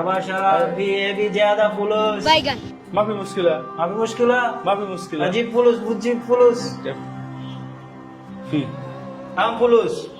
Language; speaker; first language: Arabic; non-native, learner; Bangla